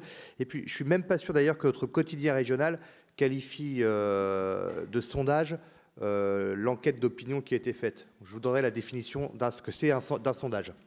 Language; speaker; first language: French; native; French